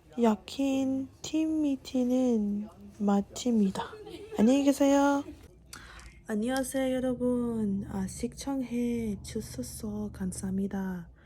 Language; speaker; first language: Korean; non-native, learner; English